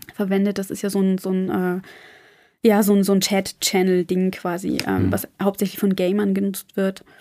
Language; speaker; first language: German; native; German